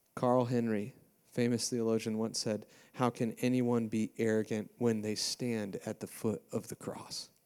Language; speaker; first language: English; native; English